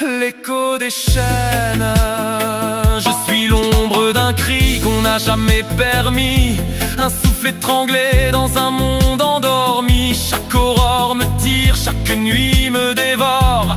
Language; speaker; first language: French; native; French